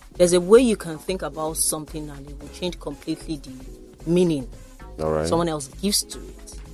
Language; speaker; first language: English; non-native, local second language; Yoruba